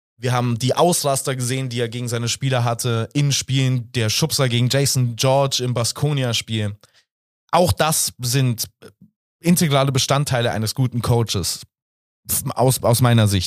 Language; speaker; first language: German; native; German